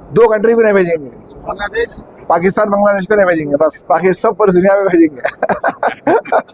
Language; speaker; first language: Hindi; non-native, local second language; Urdu